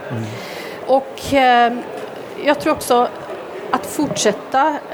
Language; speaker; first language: Swedish; non-native, fluent; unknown